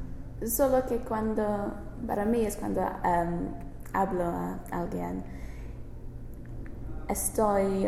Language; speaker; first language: Spanish; non-native, learner; English